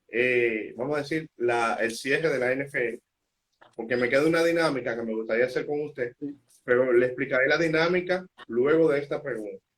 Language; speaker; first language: Spanish; native; Spanish